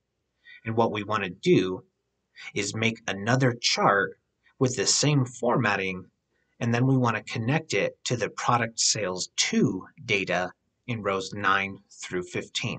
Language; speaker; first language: English; native; English